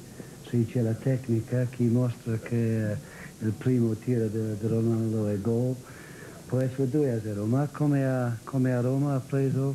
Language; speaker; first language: Italian; non-native, fluent; English